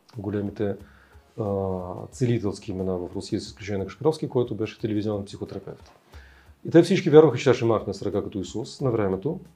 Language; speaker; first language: Bulgarian; early bilingual, heritage; Russian